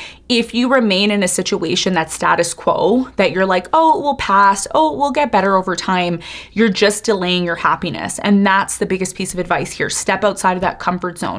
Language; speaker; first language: English; native; English